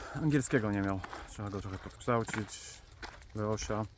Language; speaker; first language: Polish; native; Polish